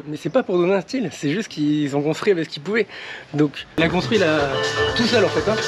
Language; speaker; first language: French; native; French